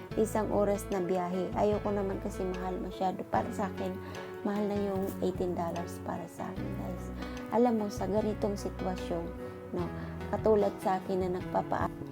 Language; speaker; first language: Filipino; non-native, local second language; Cebuano